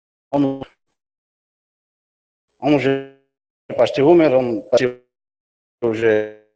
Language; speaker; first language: Russian; non-native, learner; Georgian